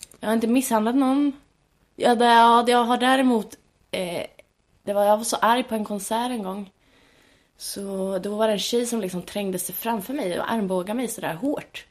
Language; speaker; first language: Swedish; native; Swedish